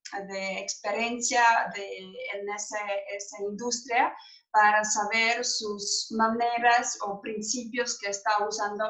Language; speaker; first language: Spanish; non-native, fluent; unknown